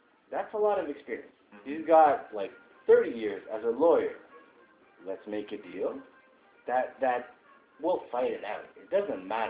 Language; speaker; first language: English; non-native, fluent; French